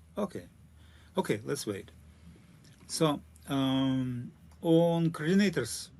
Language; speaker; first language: English; non-native, learner; Russian